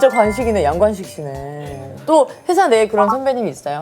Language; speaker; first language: Korean; native; Korean